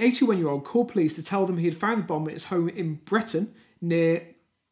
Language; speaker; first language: English; native; English